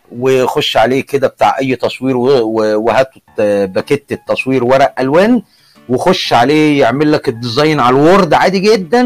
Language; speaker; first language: Arabic; native; Arabic